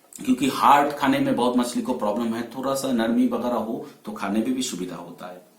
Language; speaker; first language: Hindi; non-native, local second language; Bangla